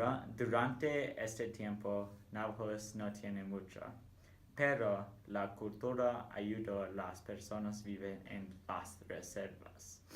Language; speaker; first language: Spanish; non-native, learner; English